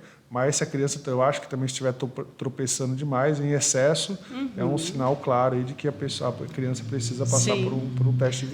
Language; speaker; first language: Portuguese; native; Portuguese